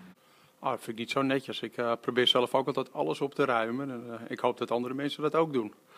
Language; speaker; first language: Dutch; native; Dutch